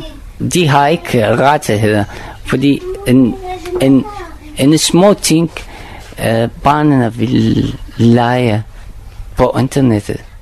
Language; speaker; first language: Danish; non-native, learner; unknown